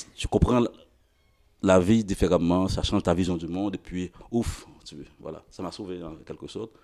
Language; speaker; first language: French; non-native, local second language; Haitian Creole